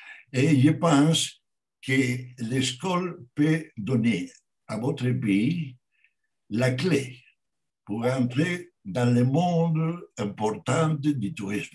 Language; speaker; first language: French; non-native, learner; Spanish